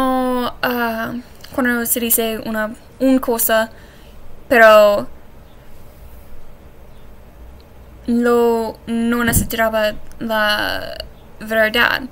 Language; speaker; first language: Spanish; non-native, learner; English